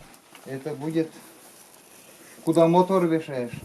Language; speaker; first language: Russian; native; Russian